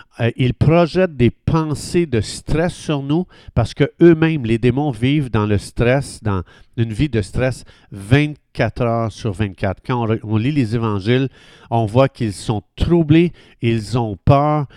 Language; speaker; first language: French; native; French